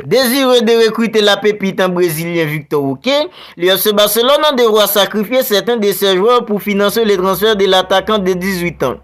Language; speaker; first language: French; native; French